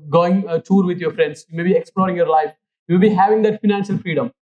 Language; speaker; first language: English; non-native, local second language; Malayalam